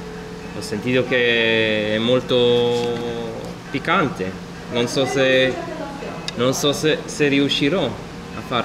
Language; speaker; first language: Italian; non-native, learner; English